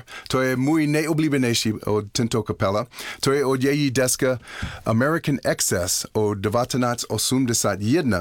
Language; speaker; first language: Czech; non-native, learner; English